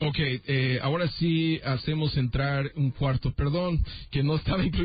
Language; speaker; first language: Spanish; native; Spanish